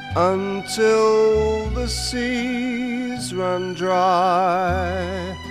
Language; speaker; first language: English; native; English